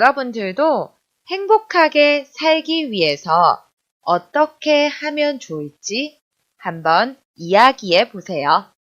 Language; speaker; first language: Korean; non-native, fluent; Chinese